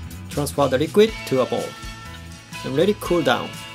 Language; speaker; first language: English; non-native, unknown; Japanese